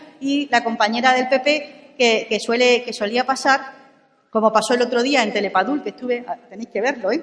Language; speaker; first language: Spanish; native; Spanish